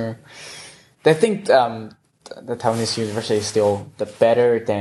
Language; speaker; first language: English; non-native, fluent; Chinese